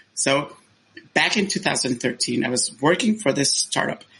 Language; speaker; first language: English; non-native, fluent; Spanish